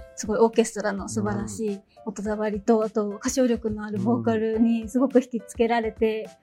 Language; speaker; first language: Japanese; native; Japanese